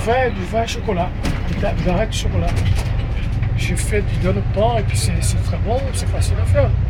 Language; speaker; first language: French; non-native, fluent; Portuguese